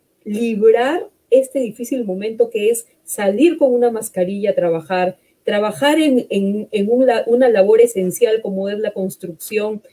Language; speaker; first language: Spanish; native; Spanish